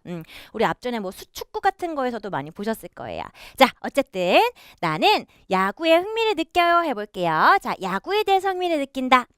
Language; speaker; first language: Korean; native; Korean